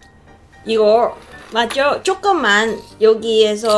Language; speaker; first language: Korean; non-native, learner; Cantonese